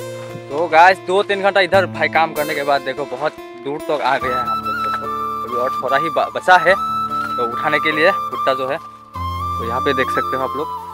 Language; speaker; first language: Hindi; non-native, local second language; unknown